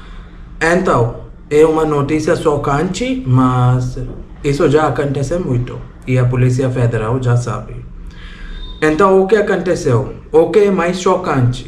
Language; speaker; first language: Portuguese; non-native, learner; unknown